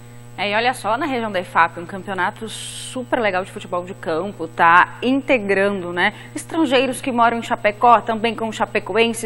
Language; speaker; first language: Portuguese; native; Portuguese